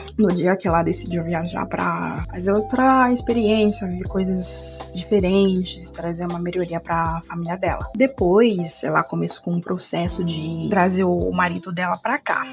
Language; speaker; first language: Portuguese; non-native, fluent; Haitian Creole